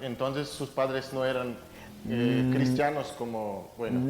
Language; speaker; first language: Spanish; non-native, fluent; Russian